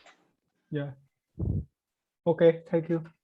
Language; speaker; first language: English; non-native, learner; Vietnamese